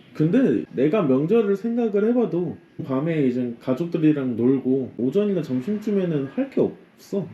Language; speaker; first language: Korean; native; Korean